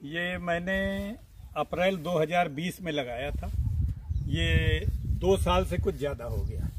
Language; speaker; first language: Hindi; native; Hindi